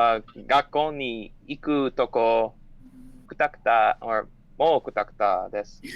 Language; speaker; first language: Japanese; non-native, learner; English